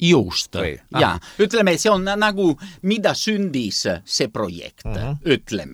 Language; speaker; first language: Estonian; non-native, learner; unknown